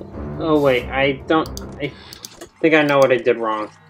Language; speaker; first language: English; native; English